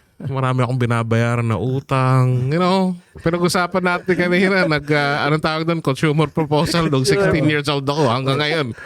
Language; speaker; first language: Filipino; native; Filipino